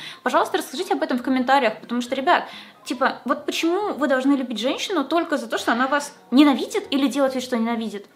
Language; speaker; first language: Russian; native; Russian